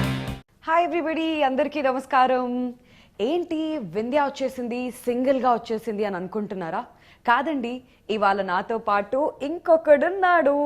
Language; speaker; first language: Telugu; native; Telugu